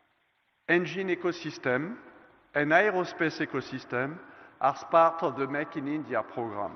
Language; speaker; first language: English; non-native, fluent; French